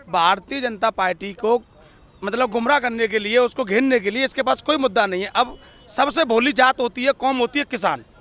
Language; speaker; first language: Hindi; native; Hindi